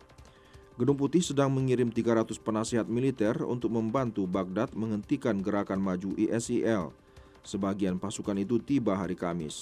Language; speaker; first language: Indonesian; native; Indonesian